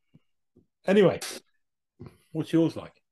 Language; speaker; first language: English; native; English